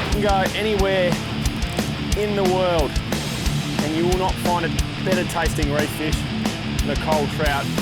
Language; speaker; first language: English; native; English